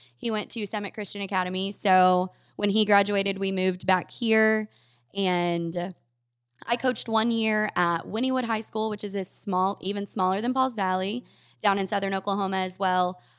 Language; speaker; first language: English; native; English